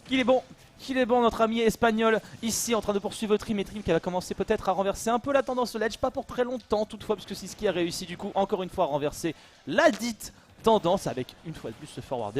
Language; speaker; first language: French; native; French